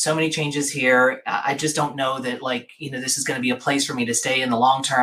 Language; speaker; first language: English; native; English